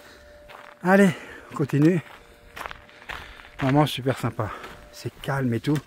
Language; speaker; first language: French; native; French